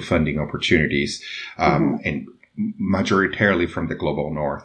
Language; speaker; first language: English; non-native, fluent; Portuguese